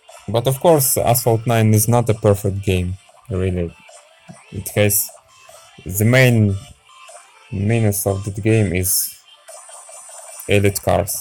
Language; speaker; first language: English; non-native, learner; Russian